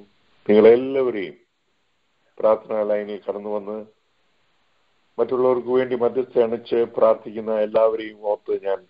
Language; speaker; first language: Malayalam; native; Malayalam